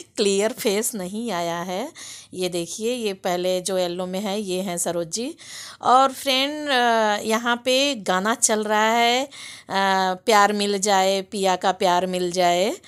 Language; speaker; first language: Hindi; native; Hindi